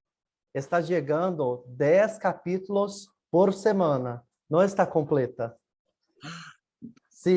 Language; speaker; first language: Spanish; non-native, learner; Portuguese